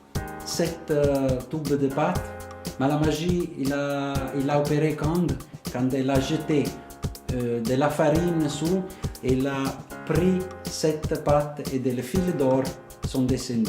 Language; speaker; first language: French; non-native, fluent; Italian